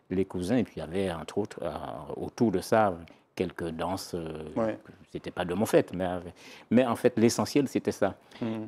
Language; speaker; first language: French; native; French